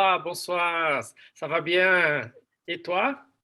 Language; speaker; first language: French; non-native, learner; Portuguese